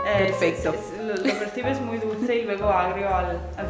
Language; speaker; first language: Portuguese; non-native, learner; Italian